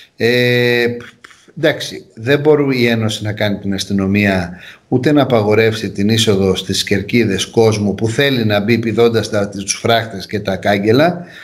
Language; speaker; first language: Greek; native; Greek